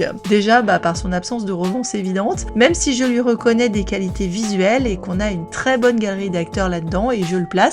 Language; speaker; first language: French; native; French